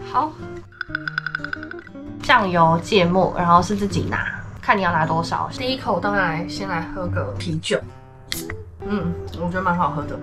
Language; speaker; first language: Chinese; native; Chinese